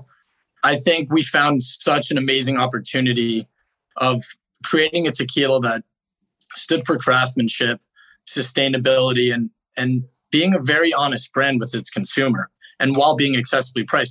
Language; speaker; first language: English; native; English